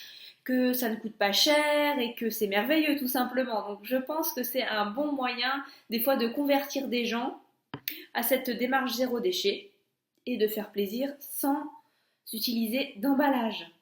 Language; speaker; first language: French; native; French